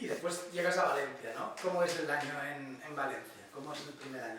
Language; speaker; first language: Spanish; native; Spanish